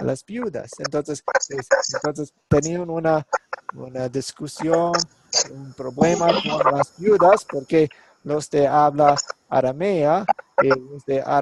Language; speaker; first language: Spanish; non-native, fluent; English